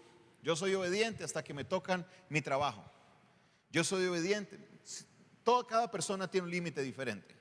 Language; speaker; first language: Spanish; native; Spanish